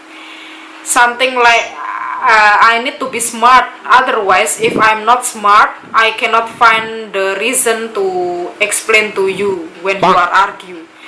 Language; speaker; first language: English; non-native, local second language; Indonesian